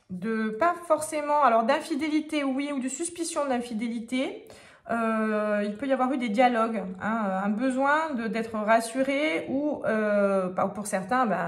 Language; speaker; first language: French; native; French